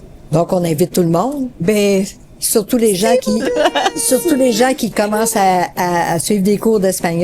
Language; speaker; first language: French; native; French